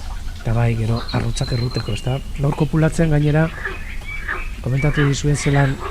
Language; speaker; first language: Basque; native; Basque